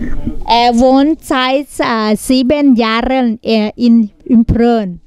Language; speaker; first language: German; non-native, learner; Thai